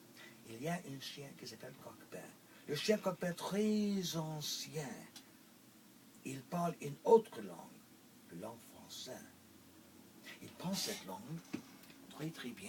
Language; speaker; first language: French; non-native, local second language; English